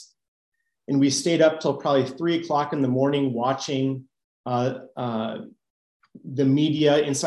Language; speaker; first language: English; native; English